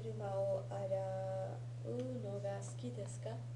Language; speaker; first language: Japanese; non-native, learner; English